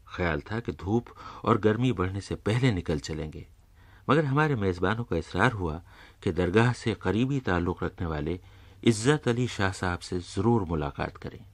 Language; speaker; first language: Urdu; native; Urdu